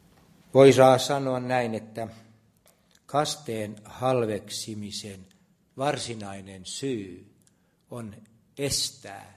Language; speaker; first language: Finnish; native; Finnish